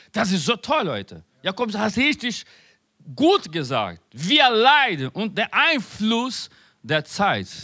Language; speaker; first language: German; non-native, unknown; Spanish